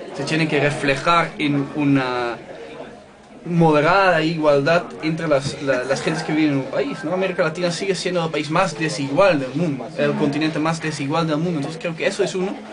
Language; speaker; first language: Spanish; non-native, fluent; Dutch